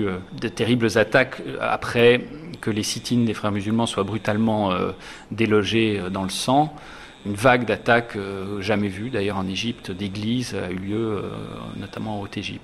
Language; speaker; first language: French; native; French